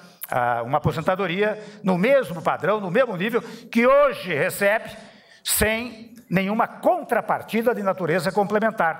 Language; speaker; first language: Portuguese; native; Portuguese